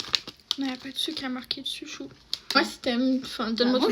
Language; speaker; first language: French; native; French